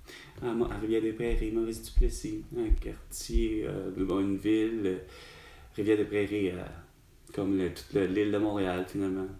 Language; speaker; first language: French; native; French